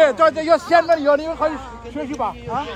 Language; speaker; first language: Chinese; non-native, learner; Bangla